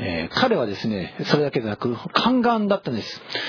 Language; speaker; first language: Japanese; native; Japanese